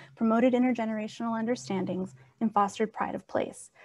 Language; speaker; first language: English; native; English